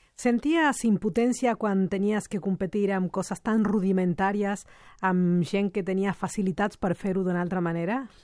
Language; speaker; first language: Catalan; non-native, fluent; Spanish